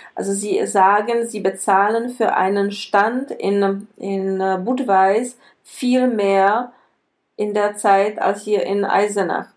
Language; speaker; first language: German; non-native, fluent; Czech